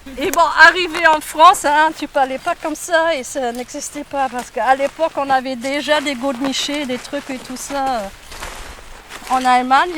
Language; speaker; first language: French; non-native, fluent; German